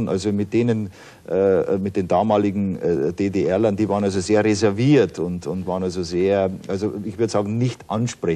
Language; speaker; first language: German; native; German